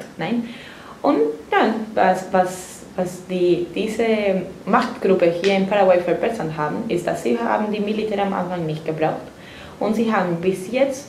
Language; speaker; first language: German; non-native, fluent; Spanish